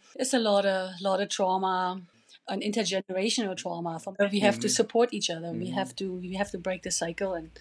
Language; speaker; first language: English; non-native, fluent; German